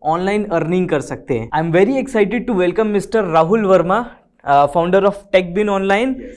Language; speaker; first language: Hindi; native; Hindi